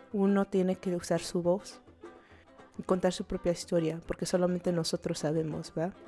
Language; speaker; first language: Spanish; early bilingual, heritage; Spanish